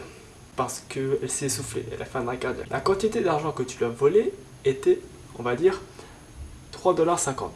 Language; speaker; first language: French; native; French